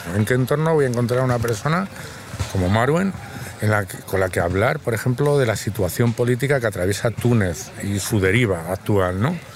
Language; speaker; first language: Spanish; native; Spanish